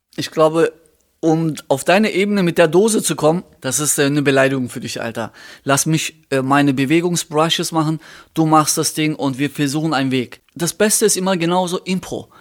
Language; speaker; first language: German; early bilingual, other home language; Turkish